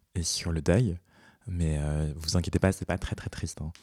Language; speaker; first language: French; native; French